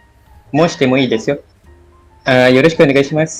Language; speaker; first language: Japanese; non-native, learner; Malay